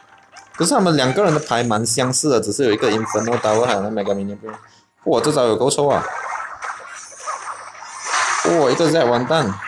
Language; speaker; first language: Chinese; native; Chinese